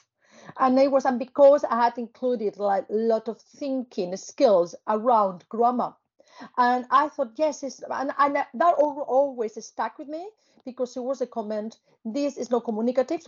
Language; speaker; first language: English; non-native, fluent; Spanish